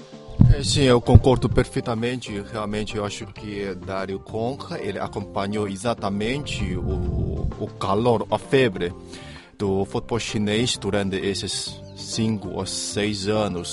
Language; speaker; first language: Portuguese; non-native, fluent; Chinese